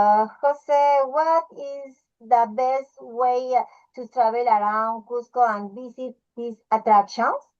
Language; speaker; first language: English; non-native, learner; Spanish